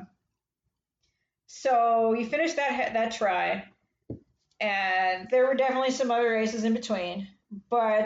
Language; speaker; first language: English; native; English